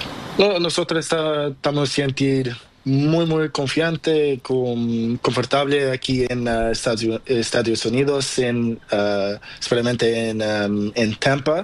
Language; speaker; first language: Spanish; non-native, learner; Portuguese